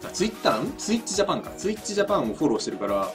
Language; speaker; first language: Japanese; native; Japanese